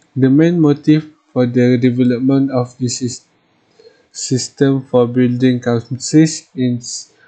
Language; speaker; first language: English; non-native, local second language; Malay